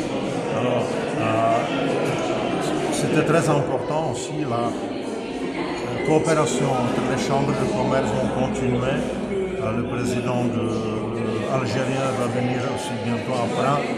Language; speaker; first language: French; non-native, fluent; Czech